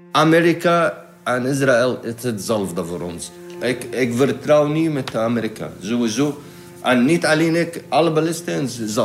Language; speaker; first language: Dutch; non-native, learner; Arabic